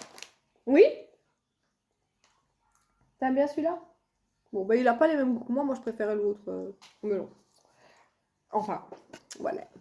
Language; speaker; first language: French; native; French